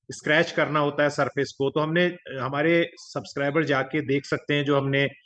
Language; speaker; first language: Hindi; native; Hindi